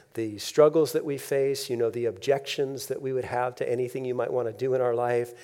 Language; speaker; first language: English; native; English